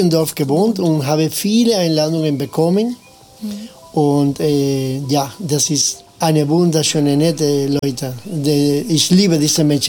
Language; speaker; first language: German; non-native, fluent; Spanish